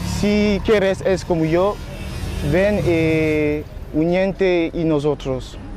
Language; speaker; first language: Spanish; non-native, learner; French